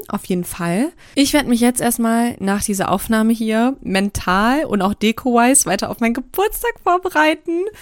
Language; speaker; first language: German; early bilingual, other home language; Turkish